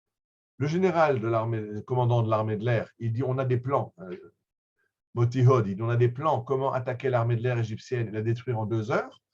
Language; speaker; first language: French; native; French